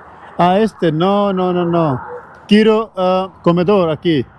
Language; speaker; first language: Spanish; non-native, learner; Urdu